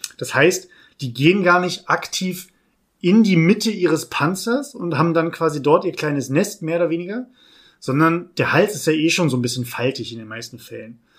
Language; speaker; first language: German; native; German